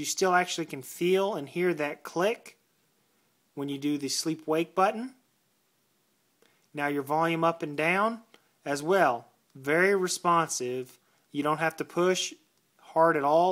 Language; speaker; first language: English; native; English